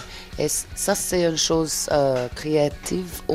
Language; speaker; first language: French; non-native, fluent; English